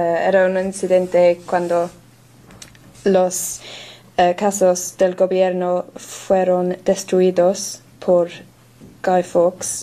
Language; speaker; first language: Spanish; non-native, learner; English